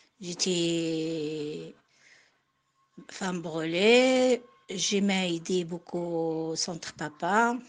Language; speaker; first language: French; non-native, learner; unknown